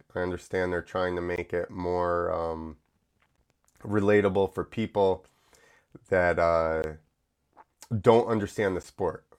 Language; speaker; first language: English; early bilingual, other home language; Italian